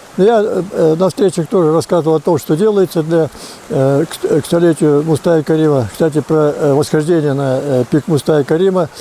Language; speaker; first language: Russian; native; Russian